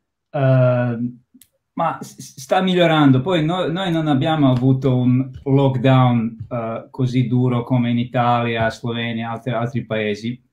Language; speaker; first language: Italian; non-native, fluent; Croatian